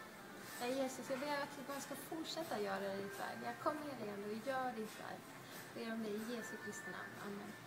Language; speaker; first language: Swedish; native; Swedish